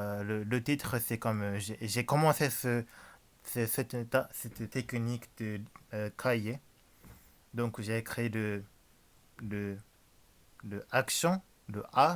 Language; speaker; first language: French; non-native, learner; Japanese